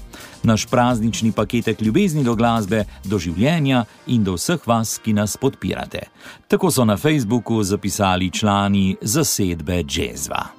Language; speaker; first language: Slovenian; native; Slovenian